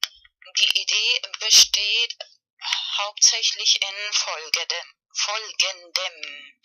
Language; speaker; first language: German; non-native, fluent; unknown